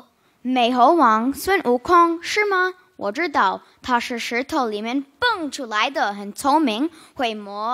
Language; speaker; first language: Chinese; non-native, learner; English